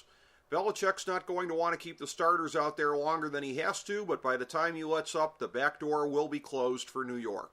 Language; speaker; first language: English; native; English